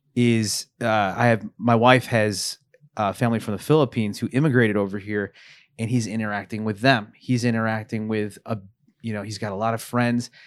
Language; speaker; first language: English; early bilingual, other home language; Filipino